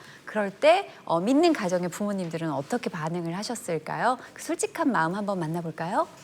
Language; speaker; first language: Korean; native; Korean